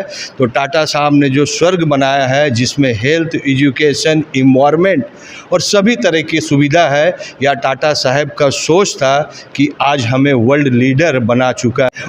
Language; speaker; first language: Hindi; native; Hindi